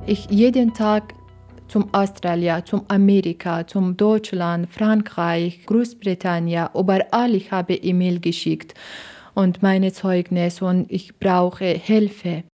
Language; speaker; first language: German; non-native, learner; Persian